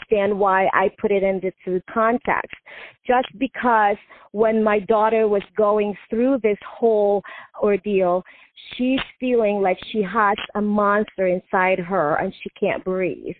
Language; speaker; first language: English; non-native, local second language; Filipino